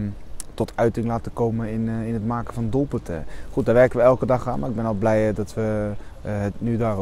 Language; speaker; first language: Dutch; native; Dutch